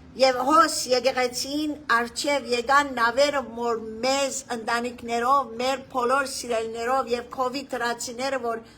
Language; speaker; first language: Armenian; early bilingual, heritage; Armenian